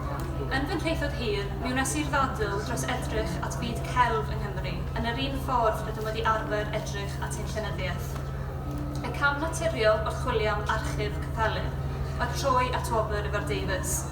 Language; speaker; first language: Welsh; native; Welsh